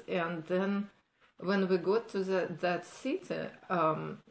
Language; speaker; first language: English; non-native, fluent; Ukrainian